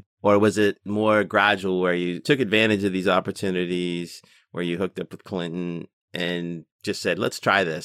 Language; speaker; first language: English; native; English